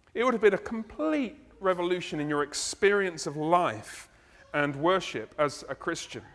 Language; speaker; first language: English; native; English